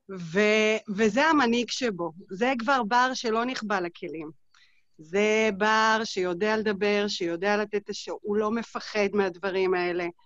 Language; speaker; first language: Hebrew; native; Hebrew